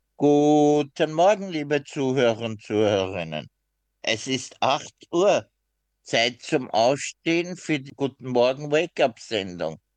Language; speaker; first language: German; native; German